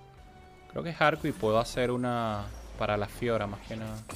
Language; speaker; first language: Spanish; native; Spanish